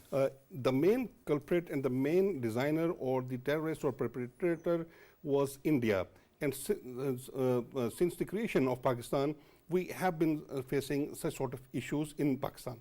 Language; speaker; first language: English; non-native, local second language; Urdu